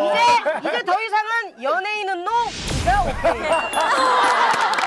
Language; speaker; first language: Korean; native; Korean